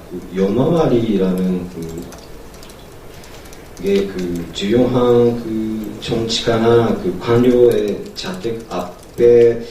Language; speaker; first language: Korean; non-native, learner; Japanese